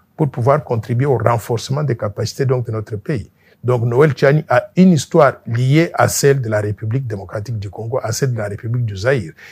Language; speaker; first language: French; non-native, local second language; Luba-Lulua